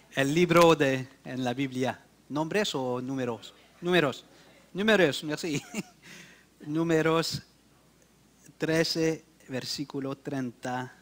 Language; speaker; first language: Spanish; non-native, learner; French